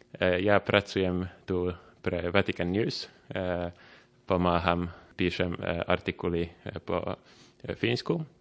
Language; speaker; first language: Slovak; non-native, learner; Finnish